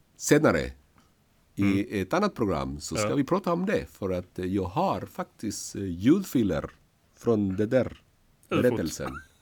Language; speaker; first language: Swedish; non-native, fluent; Spanish